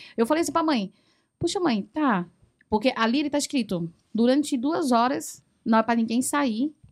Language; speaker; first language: Portuguese; early bilingual, other home language; Chinese